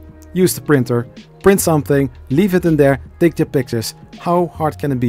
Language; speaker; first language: English; non-native, fluent; Dutch